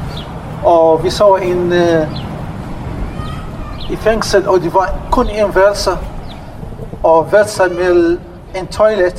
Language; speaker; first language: Danish; non-native, learner; Arabic